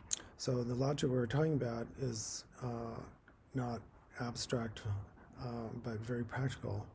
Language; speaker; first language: English; native; English